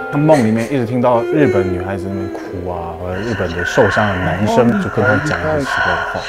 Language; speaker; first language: Chinese; non-native, fluent; Korean